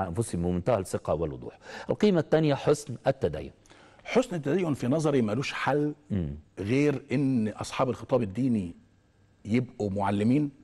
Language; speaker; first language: Arabic; native; Arabic